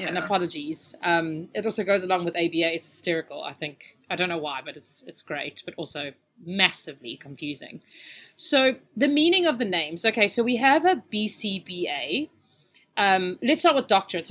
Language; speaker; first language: English; native; English